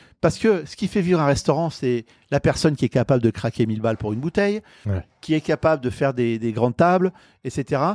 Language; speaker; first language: French; native; French